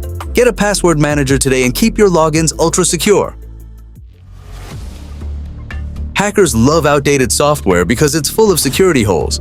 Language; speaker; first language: English; native; English